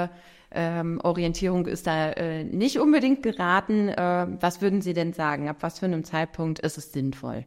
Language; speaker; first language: German; native; German